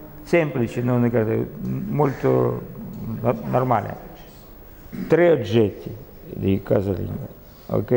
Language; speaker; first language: Italian; non-native, learner; Russian